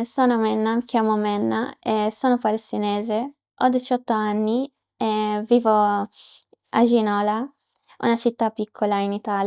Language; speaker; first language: Italian; non-native, learner; Arabic